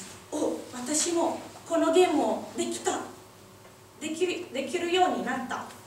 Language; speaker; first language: Japanese; non-native, learner; Indonesian